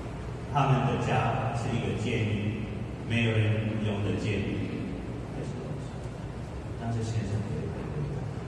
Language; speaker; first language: Chinese; non-native, fluent; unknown